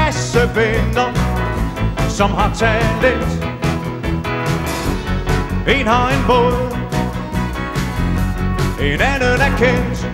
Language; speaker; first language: Danish; native; Danish